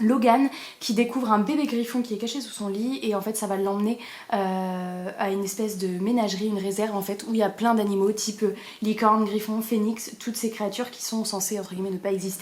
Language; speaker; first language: French; native; French